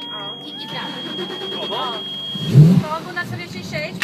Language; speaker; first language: Polish; early bilingual, heritage; Polish